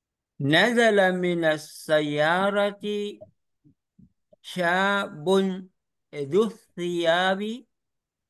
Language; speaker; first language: Arabic; non-native, learner; Indonesian